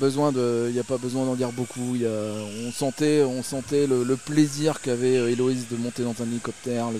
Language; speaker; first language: French; native; French